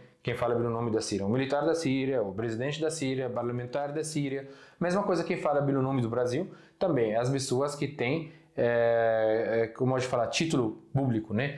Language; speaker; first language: Portuguese; non-native, fluent; Arabic